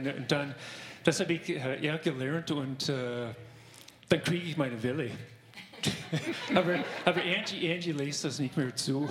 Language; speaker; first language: German; non-native, fluent; English